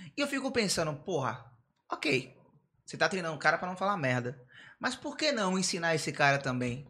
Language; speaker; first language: Portuguese; native; Portuguese